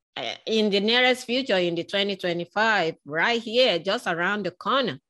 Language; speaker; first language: English; non-native, local second language; Yoruba